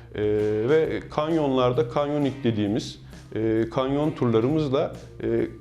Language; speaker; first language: Turkish; native; Turkish